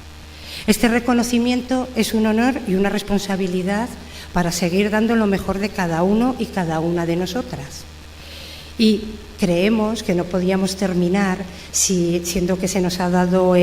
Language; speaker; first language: Spanish; native; Spanish